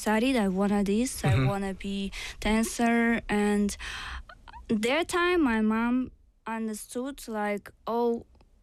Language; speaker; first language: English; non-native, learner; Russian